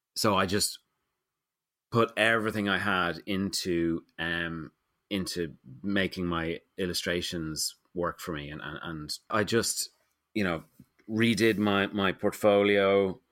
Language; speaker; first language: English; native; English